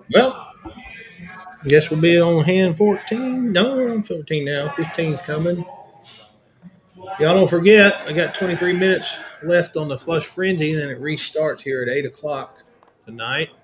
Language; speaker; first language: English; native; English